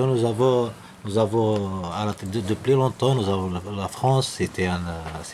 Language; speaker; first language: French; non-native, learner; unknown